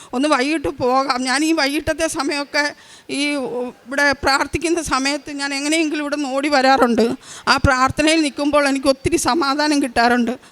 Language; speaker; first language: Malayalam; native; Malayalam